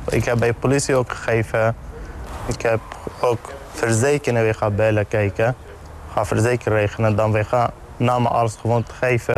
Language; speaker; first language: Dutch; non-native, learner; Arabic